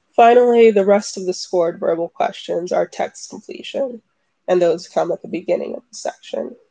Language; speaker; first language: English; native; English